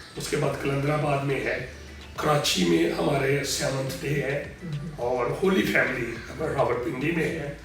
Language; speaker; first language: Urdu; native; Urdu